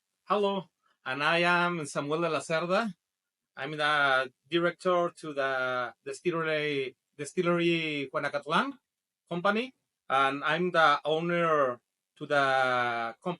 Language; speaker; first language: English; non-native, learner; Spanish